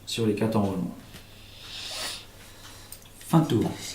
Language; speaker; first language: French; native; French